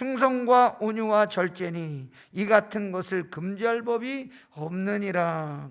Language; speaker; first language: Korean; native; Korean